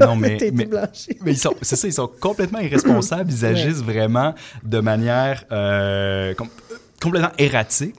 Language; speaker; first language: French; native; French